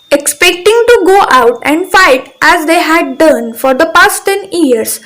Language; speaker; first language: English; non-native, local second language; Marathi